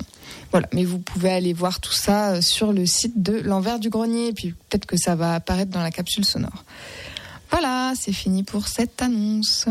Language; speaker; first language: French; native; French